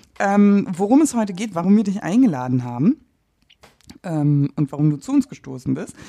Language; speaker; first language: German; native; German